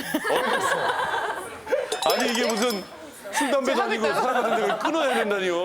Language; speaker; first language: Korean; native; Korean